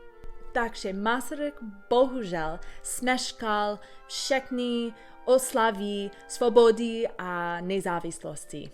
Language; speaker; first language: Czech; non-native, learner; English